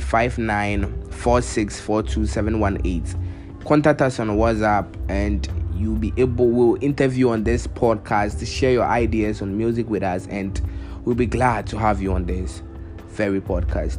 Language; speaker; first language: English; non-native, local second language; Akan